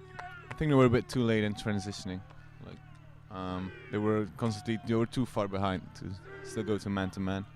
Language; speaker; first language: English; non-native, fluent; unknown